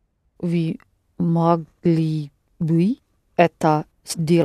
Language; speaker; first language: Russian; non-native, learner; English